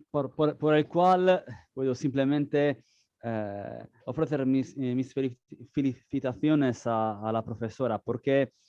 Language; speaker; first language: Spanish; non-native, fluent; Italian